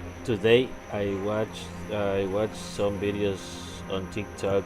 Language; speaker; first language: English; non-native, learner; Spanish